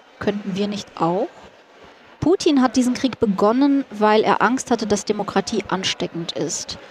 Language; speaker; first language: German; early bilingual, other home language; Russian